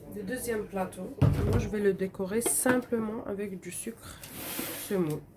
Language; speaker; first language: French; non-native, local second language; Arabic